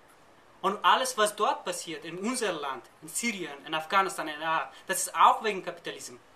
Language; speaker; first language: German; non-native, learner; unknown